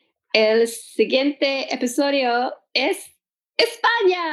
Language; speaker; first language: Spanish; non-native, learner; English